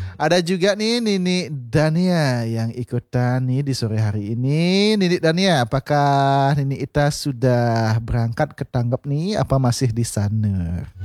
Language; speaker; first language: Indonesian; non-native, local second language; Balinese